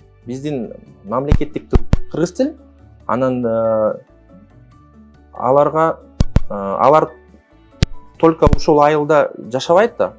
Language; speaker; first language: Kyrgyz; non-native, local second language; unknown